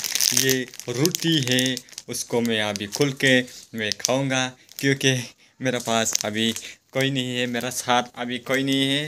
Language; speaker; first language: Hindi; non-native, local second language; Kok Borok